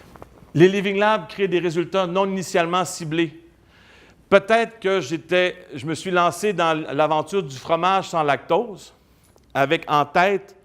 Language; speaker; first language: French; native; French